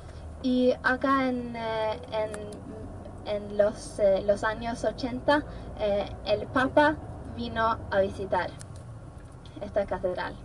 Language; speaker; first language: Spanish; non-native, fluent; Norwegian